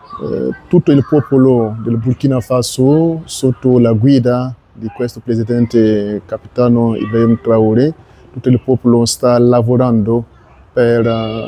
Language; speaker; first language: Italian; non-native, learner; French